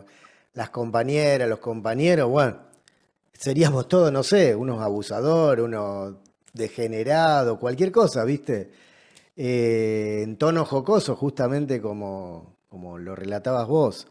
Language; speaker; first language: Spanish; native; Spanish